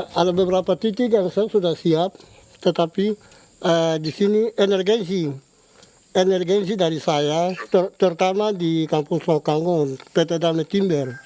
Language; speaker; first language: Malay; non-native, local second language; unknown